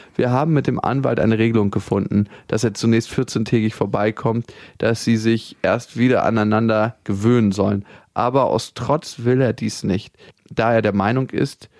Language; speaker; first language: German; native; German